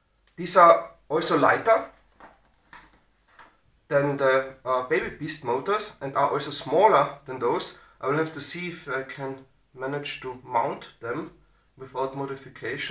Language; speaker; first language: English; non-native, fluent; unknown